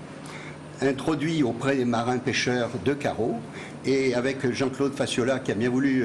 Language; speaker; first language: French; native; French